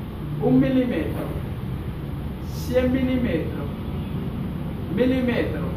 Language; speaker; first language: Spanish; non-native, fluent; Haitian Creole